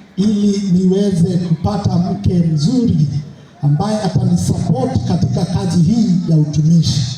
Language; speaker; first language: Swahili; non-native, local second language; Gusii